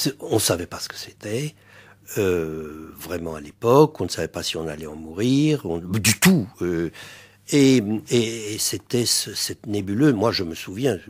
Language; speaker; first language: French; native; French